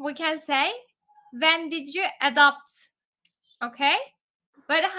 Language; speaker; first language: English; non-native, fluent; Turkish